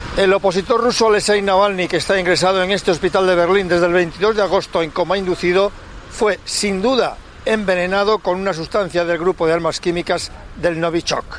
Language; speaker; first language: Spanish; native; Spanish